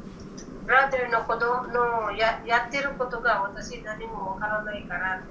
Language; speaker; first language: Japanese; non-native, learner; Filipino